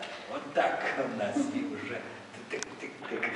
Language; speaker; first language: Russian; non-native, learner; Korean